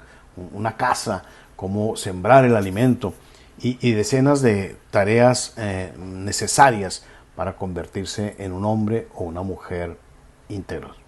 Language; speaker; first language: Spanish; native; Spanish